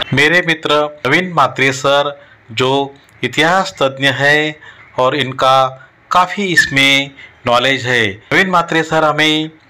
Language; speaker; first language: Hindi; non-native, local second language; Marathi